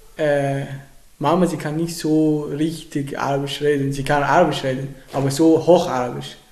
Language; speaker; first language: German; non-native, learner; Arabic